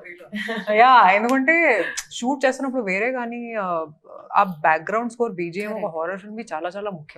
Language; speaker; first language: Telugu; non-native, fluent; Hindi